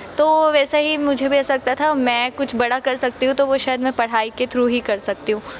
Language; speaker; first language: Hindi; native; Hindi